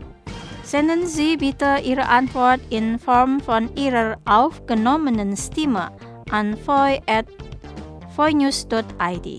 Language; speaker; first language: German; non-native, fluent; Indonesian